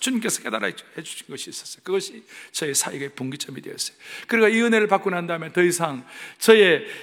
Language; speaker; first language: Korean; native; Korean